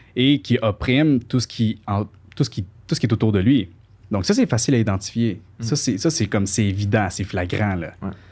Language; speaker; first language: French; early bilingual, other home language; Spanish